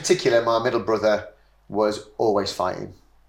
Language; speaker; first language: English; native; English